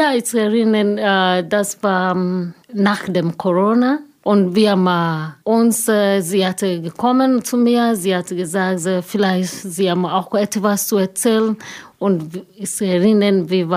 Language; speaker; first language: German; non-native, learner; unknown